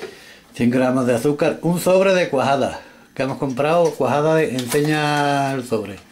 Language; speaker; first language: Spanish; native; Spanish